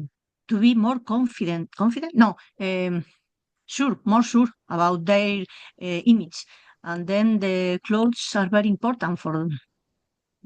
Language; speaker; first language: English; non-native, learner; Spanish